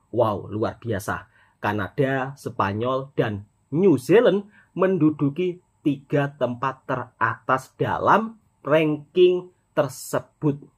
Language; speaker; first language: Indonesian; native; Indonesian